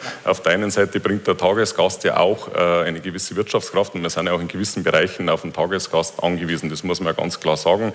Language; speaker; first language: German; native; German